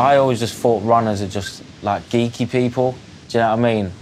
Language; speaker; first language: English; native; English